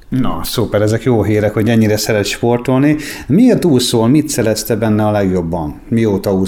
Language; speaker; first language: Hungarian; native; Hungarian